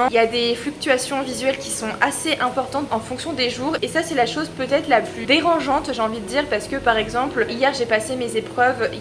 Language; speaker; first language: French; native; French